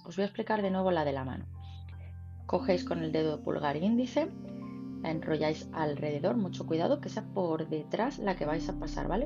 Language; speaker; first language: Spanish; native; Spanish